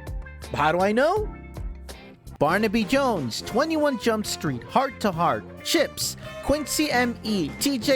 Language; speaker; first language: English; native; English